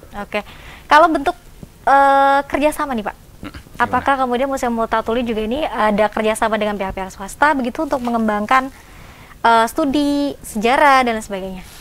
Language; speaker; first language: Indonesian; native; Indonesian